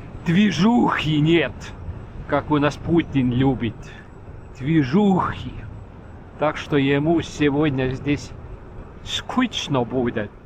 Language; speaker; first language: Russian; non-native, local second language; Estonian